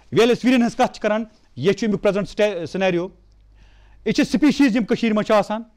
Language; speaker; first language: Hindi; non-native, local second language; Kashmiri